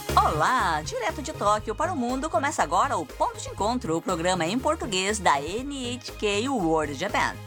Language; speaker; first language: Portuguese; native; Portuguese